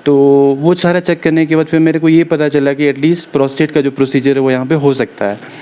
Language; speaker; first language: Hindi; non-native, local second language; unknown